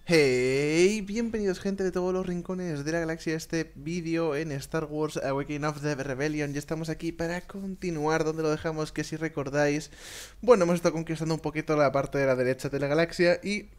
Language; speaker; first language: Spanish; native; Spanish